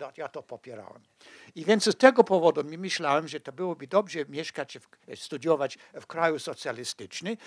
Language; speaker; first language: Polish; non-native, fluent; English